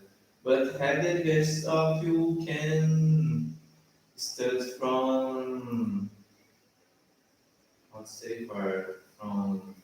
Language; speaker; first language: English; non-native, learner; Portuguese